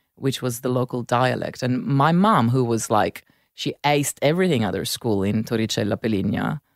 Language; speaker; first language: English; non-native, fluent; Italian